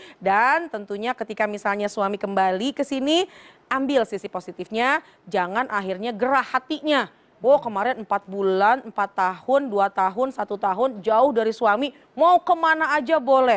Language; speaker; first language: Indonesian; native; Indonesian